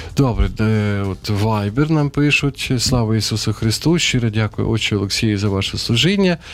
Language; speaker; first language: Ukrainian; non-native, local second language; Russian